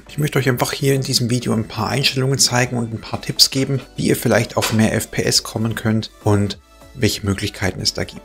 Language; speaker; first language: German; native; German